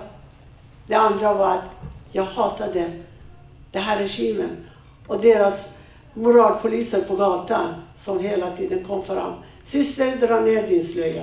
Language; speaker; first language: Swedish; non-native, fluent; Persian